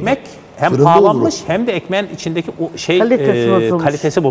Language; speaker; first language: Turkish; native; Turkish